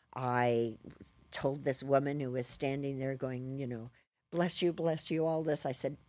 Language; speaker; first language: English; native; English